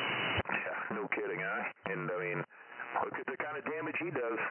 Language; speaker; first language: English; native; English